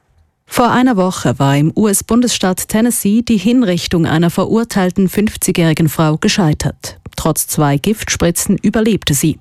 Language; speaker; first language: German; native; German